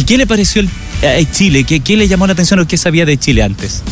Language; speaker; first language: Spanish; native; Spanish